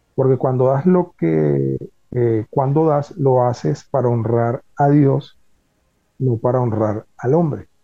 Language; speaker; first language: Spanish; native; Spanish